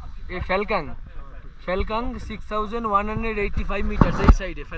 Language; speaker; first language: Hindi; non-native, local second language; Bangla